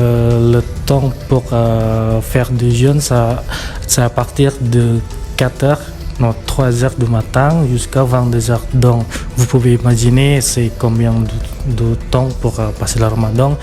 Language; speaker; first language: French; non-native, fluent; Indonesian